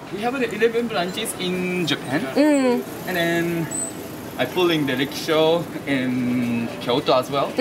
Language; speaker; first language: English; non-native, learner; Japanese